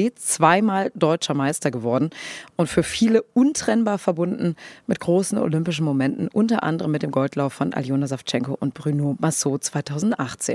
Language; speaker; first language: German; native; German